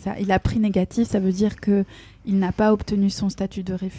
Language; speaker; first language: French; native; French